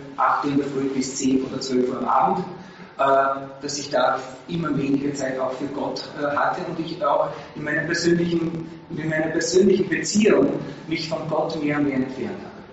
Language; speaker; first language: German; native; German